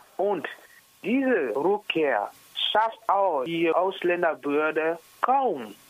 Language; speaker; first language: German; non-native, fluent; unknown